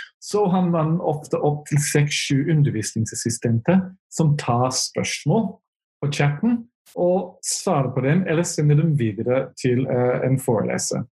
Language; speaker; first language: Norwegian; non-native, fluent; English